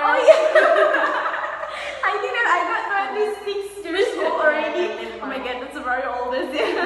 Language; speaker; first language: English; non-native, learner; Indonesian